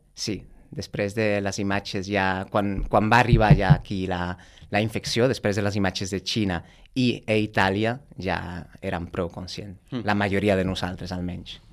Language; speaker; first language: Catalan; non-native, fluent; Dutch